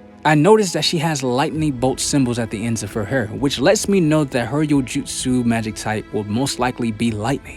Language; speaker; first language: English; native; English